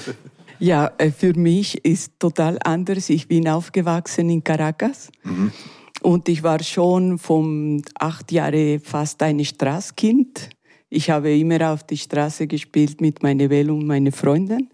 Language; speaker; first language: German; non-native, learner; Spanish